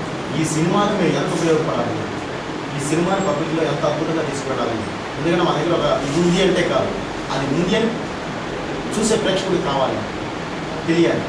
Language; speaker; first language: Telugu; native; Telugu